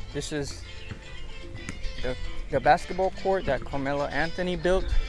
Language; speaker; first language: English; native; English